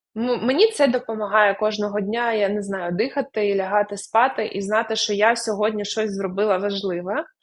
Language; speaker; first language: Ukrainian; non-native, local second language; Russian